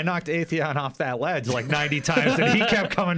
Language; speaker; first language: English; native; English